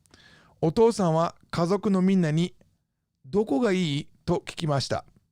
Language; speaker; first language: Japanese; non-native, fluent; English